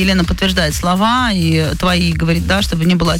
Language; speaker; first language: Russian; native; Russian